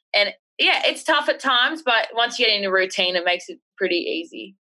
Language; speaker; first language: English; native; English